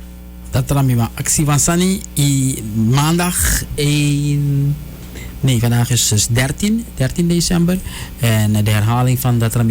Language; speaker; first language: Dutch; native; Dutch